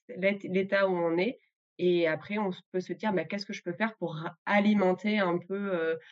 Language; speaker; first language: French; native; French